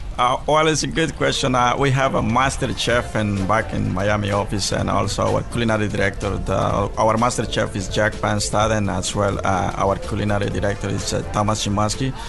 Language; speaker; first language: English; non-native, fluent; Spanish